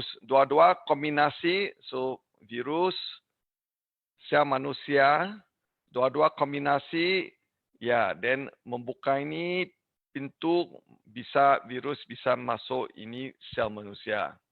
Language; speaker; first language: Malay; non-native, learner; English